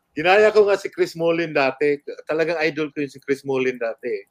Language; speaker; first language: Filipino; native; Filipino